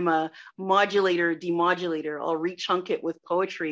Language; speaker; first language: English; non-native, fluent; French